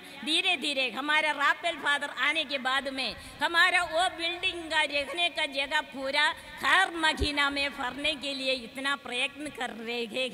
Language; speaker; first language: Hindi; non-native, local second language; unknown